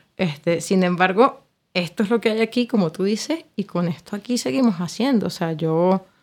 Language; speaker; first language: Spanish; native; Spanish